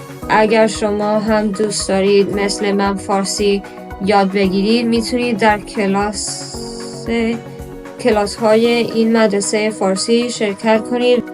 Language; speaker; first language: Persian; early bilingual, heritage; Persian